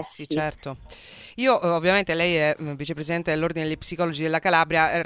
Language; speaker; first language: Italian; native; Italian